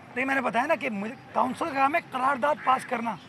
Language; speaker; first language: Urdu; native; Urdu